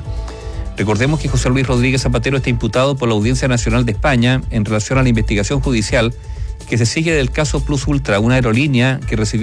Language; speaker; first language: Spanish; native; Spanish